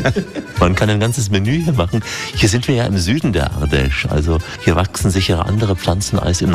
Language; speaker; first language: German; native; German